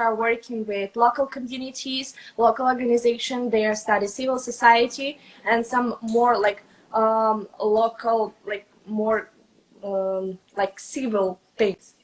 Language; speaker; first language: English; non-native, fluent; Russian